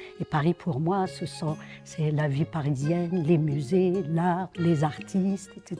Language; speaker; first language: French; non-native, local second language; Arabic